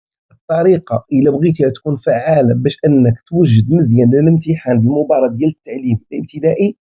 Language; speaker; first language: Arabic; native; Arabic